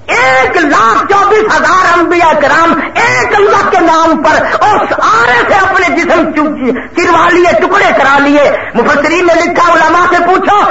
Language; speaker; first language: Urdu; non-native, local second language; Saraiki